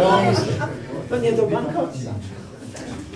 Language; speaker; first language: Polish; early bilingual, heritage; Polish